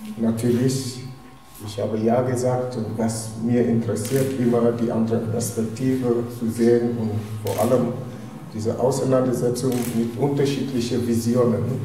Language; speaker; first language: German; non-native, fluent; Wolof